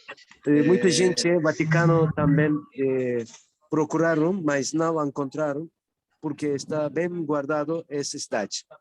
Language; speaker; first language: Portuguese; non-native, learner; Turkish